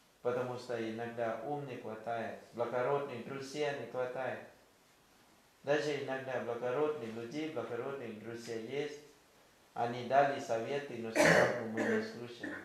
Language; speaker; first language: Russian; non-native, fluent; Thai